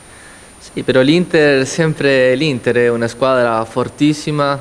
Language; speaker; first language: Italian; non-native, learner; Spanish